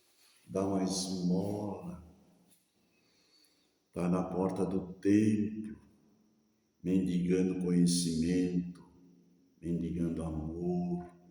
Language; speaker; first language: Portuguese; native; Portuguese